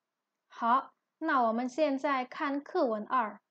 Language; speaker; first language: Chinese; non-native, fluent; Indonesian